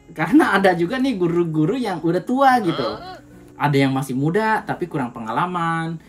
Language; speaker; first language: Indonesian; native; Indonesian